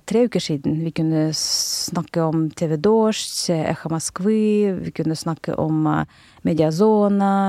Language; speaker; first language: Norwegian; non-native, fluent; Russian